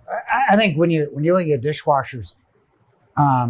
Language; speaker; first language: English; native; English